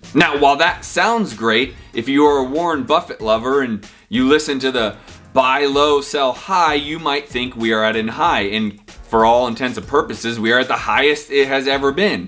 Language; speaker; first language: English; native; English